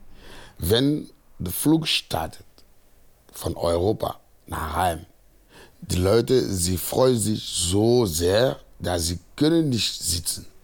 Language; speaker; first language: German; non-native, fluent; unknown